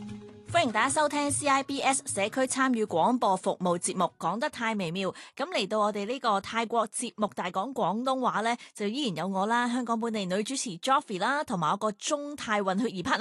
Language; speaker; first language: Cantonese; native; Cantonese